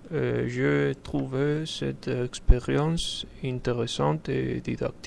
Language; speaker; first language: French; non-native, learner; Spanish